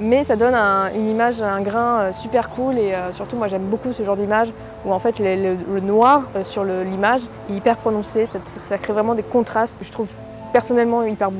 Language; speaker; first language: French; native; French